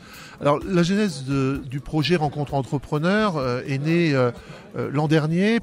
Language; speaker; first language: French; native; French